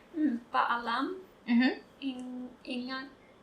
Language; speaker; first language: Filipino; non-native, learner; Russian